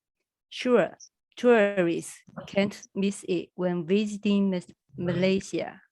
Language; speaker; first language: English; non-native, learner; Chinese